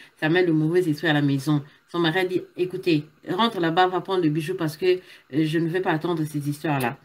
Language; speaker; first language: French; non-native, local second language; Lingala